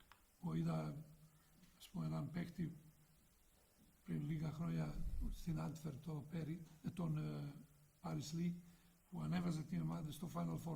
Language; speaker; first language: Greek; non-native, fluent; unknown